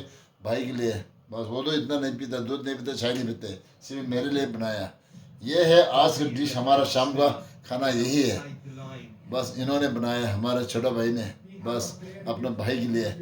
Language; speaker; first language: Hindi; non-native, local second language; Tibetan